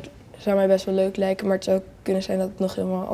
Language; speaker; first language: Dutch; native; Dutch